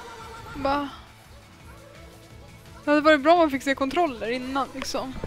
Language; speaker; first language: Swedish; native; Swedish